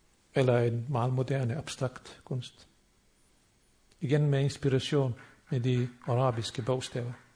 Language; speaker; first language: Danish; non-native, fluent; Bosnian